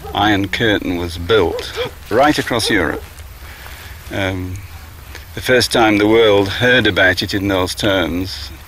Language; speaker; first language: English; native; English